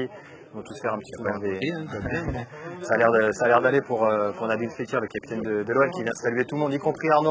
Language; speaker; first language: French; native; French